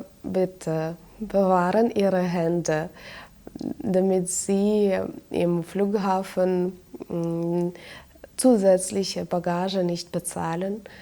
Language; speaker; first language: German; non-native, fluent; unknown